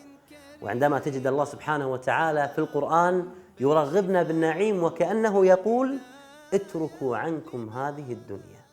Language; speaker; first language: Arabic; native; Arabic